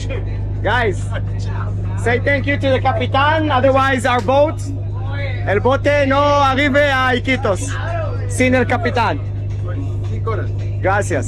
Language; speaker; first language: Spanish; non-native, learner; English